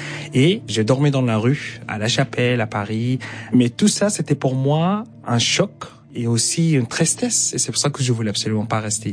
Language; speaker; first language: French; non-native, fluent; Arabic